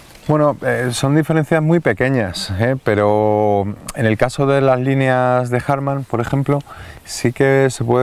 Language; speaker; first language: Spanish; native; Spanish